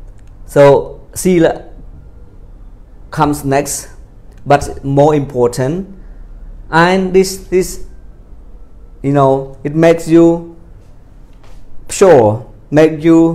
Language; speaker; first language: English; non-native, fluent; Khmer